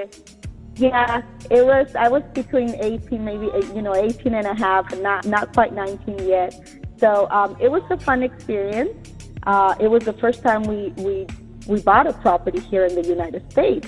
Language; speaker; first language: English; early bilingual, other home language; Spanish